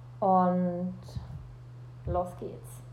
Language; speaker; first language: German; non-native, fluent; Czech